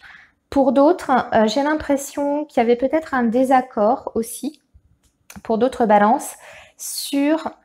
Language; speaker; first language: French; native; French